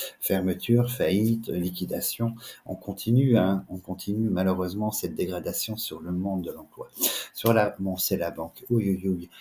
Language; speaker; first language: French; native; French